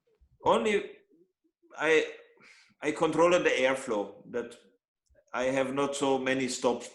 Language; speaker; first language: English; non-native, learner; Hungarian